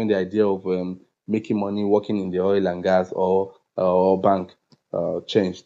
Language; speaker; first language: English; non-native, local second language; Yoruba